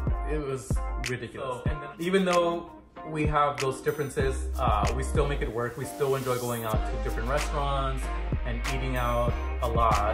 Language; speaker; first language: English; early bilingual, other home language; Spanish